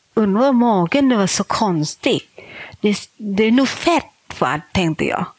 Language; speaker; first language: Swedish; non-native, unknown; Thai